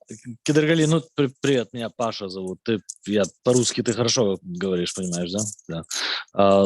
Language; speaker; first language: Russian; native; Russian